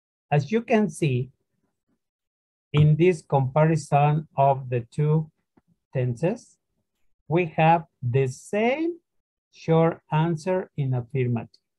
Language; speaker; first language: English; non-native, fluent; Spanish